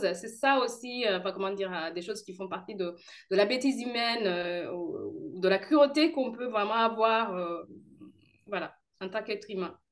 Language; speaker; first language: French; non-native, local second language; Kinyarwanda